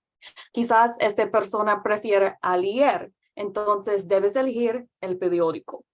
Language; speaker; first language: Spanish; non-native, learner; English